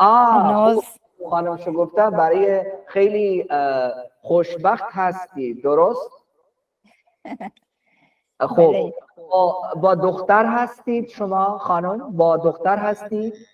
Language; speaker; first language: Persian; non-native, fluent; Urdu